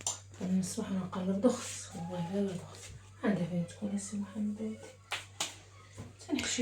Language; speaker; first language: Arabic; native; Arabic